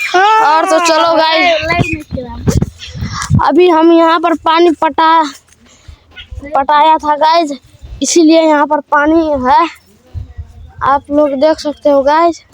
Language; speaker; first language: Hindi; non-native, local second language; Maithili